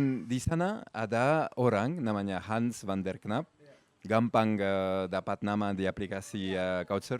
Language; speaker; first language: Indonesian; non-native, fluent; French